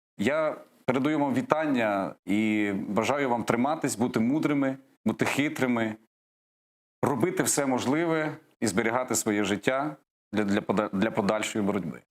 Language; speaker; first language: Ukrainian; native; Ukrainian